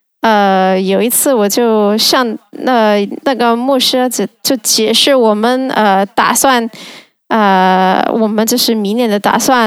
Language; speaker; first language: Chinese; non-native, fluent; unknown